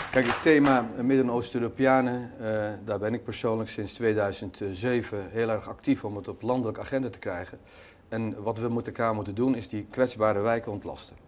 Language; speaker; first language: Dutch; early bilingual, other home language; Turkish